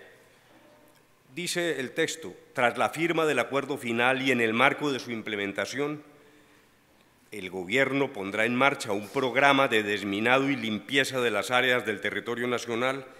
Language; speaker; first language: Spanish; native; Spanish